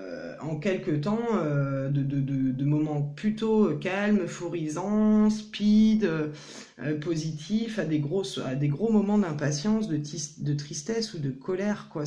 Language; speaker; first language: French; native; French